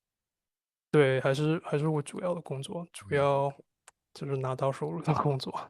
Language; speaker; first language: Chinese; non-native, fluent; English